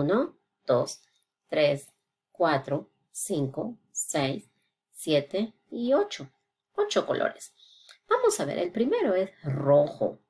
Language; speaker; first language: Spanish; non-native, fluent; English